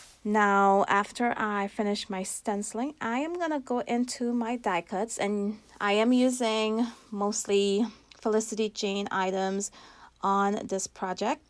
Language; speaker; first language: English; native; English